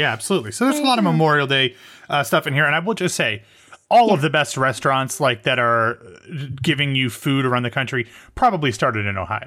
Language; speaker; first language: English; native; English